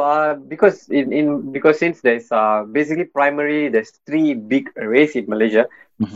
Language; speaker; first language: English; non-native, local second language; Tamil